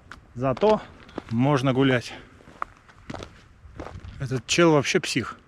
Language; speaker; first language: Russian; native; Russian